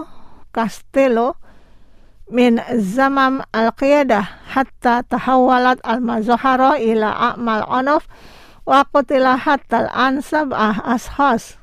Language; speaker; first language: Arabic; non-native, fluent; Indonesian